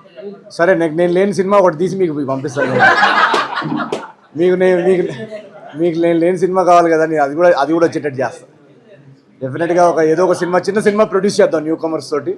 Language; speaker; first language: Telugu; native; Telugu